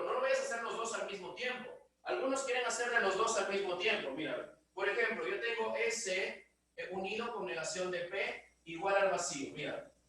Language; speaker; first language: Spanish; native; Spanish